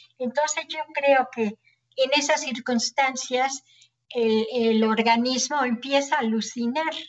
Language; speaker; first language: Spanish; native; Spanish